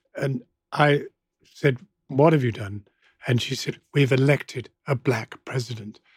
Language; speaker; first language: English; native; English